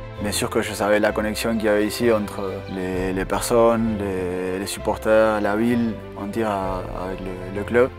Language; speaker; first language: French; non-native, learner; Spanish